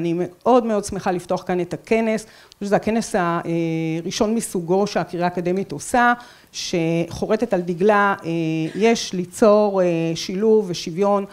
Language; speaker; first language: Hebrew; native; Hebrew